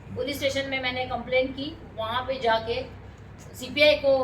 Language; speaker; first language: Hindi; non-native, local second language; Marathi